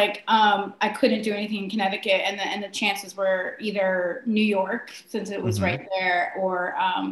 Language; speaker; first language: English; native; English